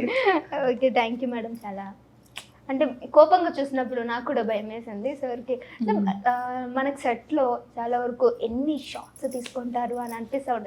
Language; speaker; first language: Telugu; native; Telugu